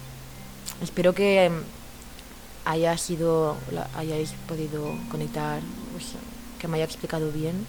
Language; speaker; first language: Spanish; non-native, local second language; Catalan